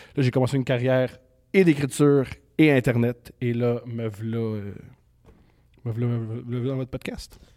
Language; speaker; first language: French; native; French